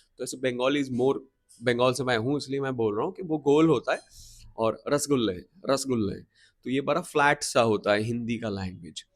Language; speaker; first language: Hindi; non-native, local second language; Bangla